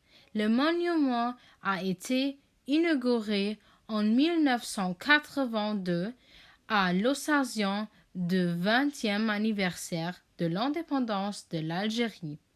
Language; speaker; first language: French; non-native, learner; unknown